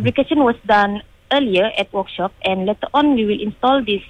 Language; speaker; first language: English; non-native, local second language; Malay